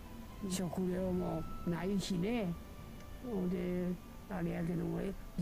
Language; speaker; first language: Japanese; native; Japanese